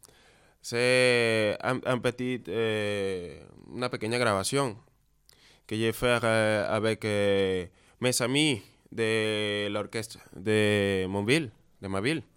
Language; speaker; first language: French; non-native, learner; Spanish